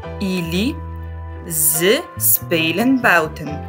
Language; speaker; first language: Dutch; non-native, fluent; Bulgarian